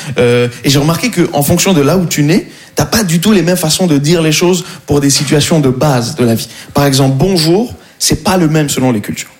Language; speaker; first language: French; non-native, local second language; Arabic